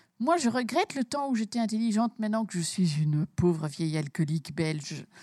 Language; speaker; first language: French; early bilingual, heritage; French